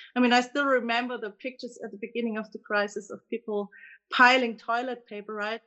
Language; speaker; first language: English; non-native, fluent; German